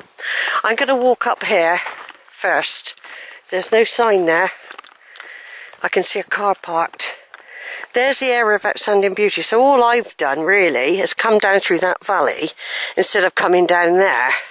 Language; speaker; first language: English; native; English